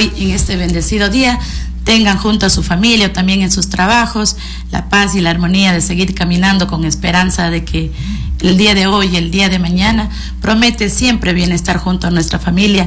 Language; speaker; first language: Spanish; native; Spanish